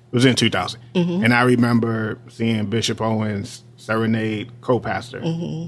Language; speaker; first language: English; native; English